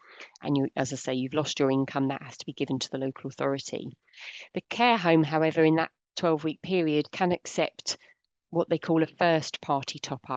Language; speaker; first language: English; native; English